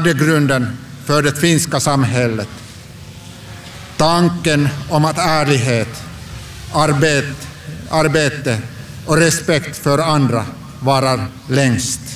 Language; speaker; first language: Swedish; non-native, local second language; Finnish